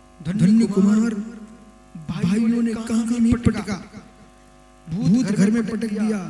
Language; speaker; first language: Hindi; non-native, local second language; Kannada